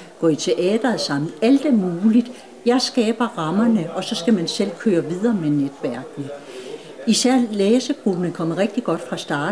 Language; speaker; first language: Danish; native; Danish